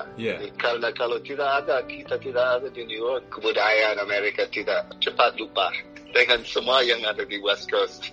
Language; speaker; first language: Indonesian; non-native, fluent; English